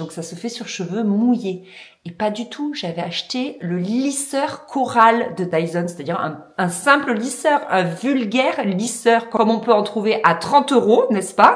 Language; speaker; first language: French; native; French